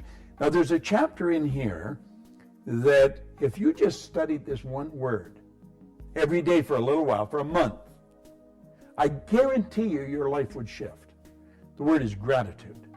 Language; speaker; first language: English; native; English